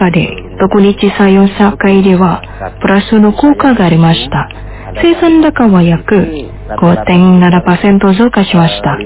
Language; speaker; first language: Japanese; non-native, fluent; Indonesian